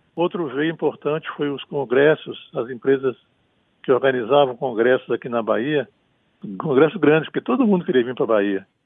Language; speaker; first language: Portuguese; native; Portuguese